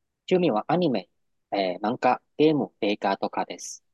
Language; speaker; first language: Japanese; non-native, learner; Chinese